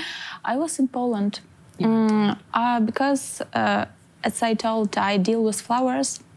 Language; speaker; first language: English; non-native, fluent; Ukrainian